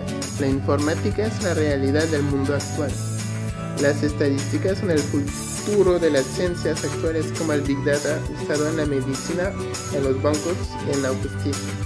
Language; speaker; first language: Spanish; non-native, learner; French